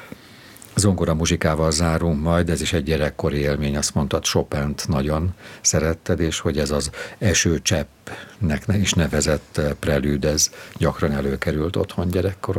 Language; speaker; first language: Hungarian; native; Hungarian